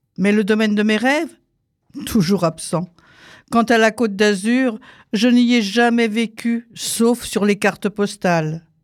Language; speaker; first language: French; non-native, fluent; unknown